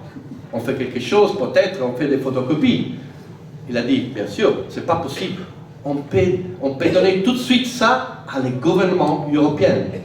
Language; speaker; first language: French; non-native, fluent; Italian